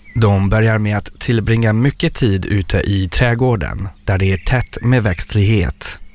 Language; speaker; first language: Swedish; non-native, fluent; French